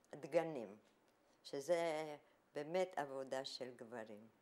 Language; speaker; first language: Hebrew; non-native, fluent; German